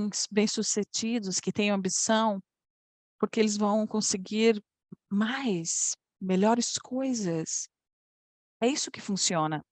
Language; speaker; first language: Portuguese; non-native, fluent; Polish